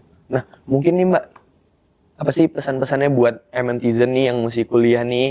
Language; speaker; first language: Indonesian; native; Indonesian